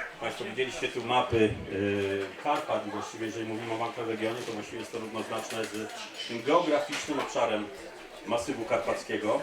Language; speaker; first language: Polish; native; Polish